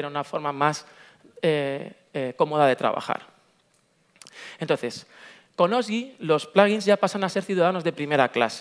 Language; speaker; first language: Spanish; native; Spanish